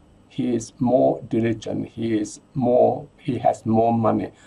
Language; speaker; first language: English; non-native, fluent; Indonesian